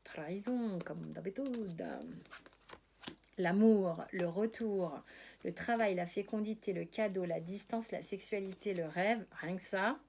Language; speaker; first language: French; native; French